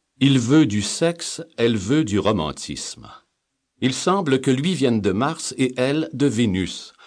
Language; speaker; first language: French; native; French